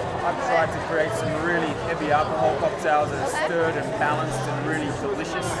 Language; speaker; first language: English; native; English